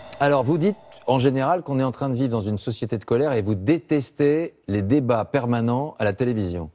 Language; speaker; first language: French; native; French